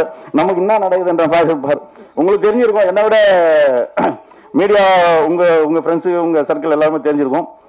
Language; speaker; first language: Tamil; native; Tamil